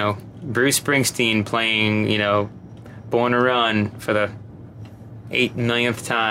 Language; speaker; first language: English; native; English